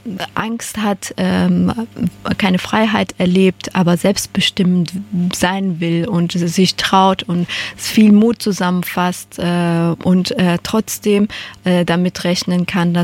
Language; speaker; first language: German; non-native, fluent; Persian